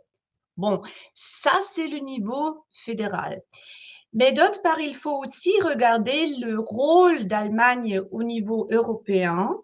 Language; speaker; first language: French; non-native, fluent; German